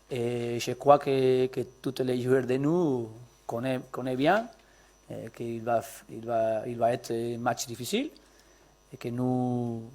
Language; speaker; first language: French; non-native, learner; Spanish